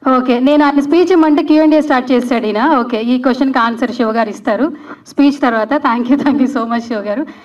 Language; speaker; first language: Telugu; native; Telugu